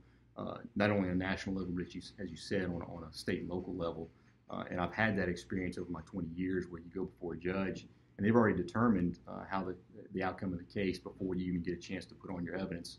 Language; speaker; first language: English; native; English